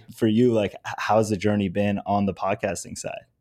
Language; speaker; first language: English; native; English